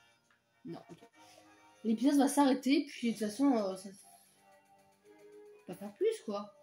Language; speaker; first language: French; native; French